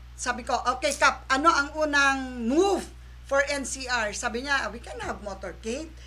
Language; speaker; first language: Filipino; native; Filipino